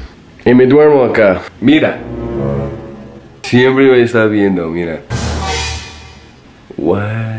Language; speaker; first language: Spanish; non-native, fluent; English